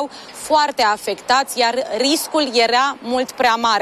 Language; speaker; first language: Romanian; native; Romanian